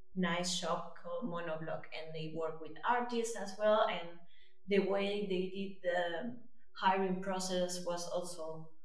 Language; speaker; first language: English; non-native, fluent; French